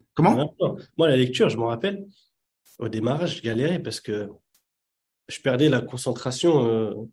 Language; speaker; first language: French; early bilingual, other home language; Arabic